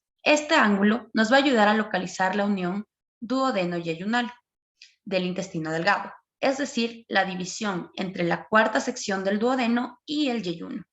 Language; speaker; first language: Spanish; native; Spanish